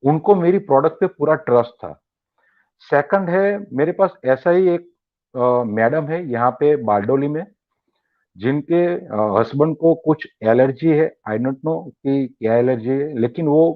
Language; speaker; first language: Hindi; non-native, local second language; Gujarati